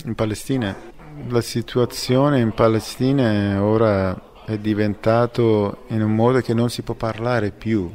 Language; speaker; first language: Italian; non-native, fluent; Persian